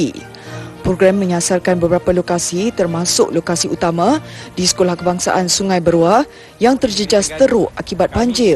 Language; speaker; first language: Malay; native; Malay